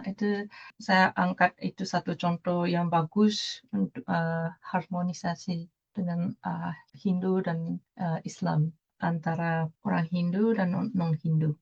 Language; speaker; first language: Indonesian; non-native, fluent; Japanese